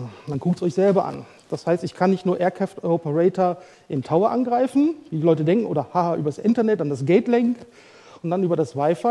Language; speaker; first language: German; native; German